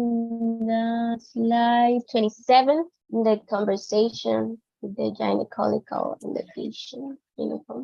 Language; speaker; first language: English; non-native, learner; Spanish